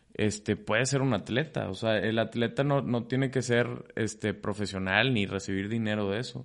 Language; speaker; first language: Spanish; native; Spanish